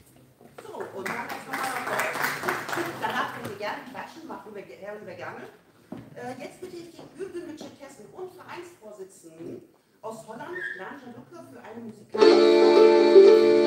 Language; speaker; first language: German; early bilingual, other home language; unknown